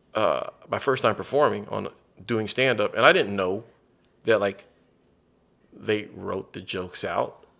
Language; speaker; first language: English; native; English